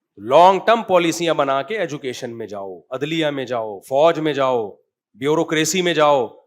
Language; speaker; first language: Urdu; native; Urdu